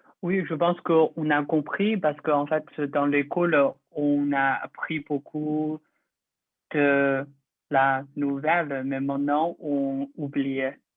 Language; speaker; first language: French; non-native, learner; Chinese